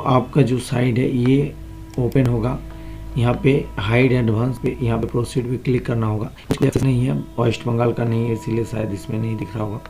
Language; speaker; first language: Hindi; non-native, local second language; Bangla